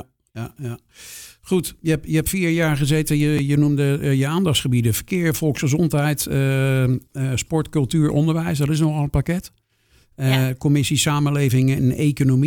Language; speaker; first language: Dutch; native; Dutch